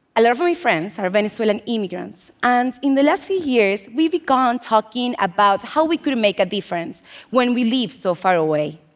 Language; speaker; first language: English; non-native, fluent; Spanish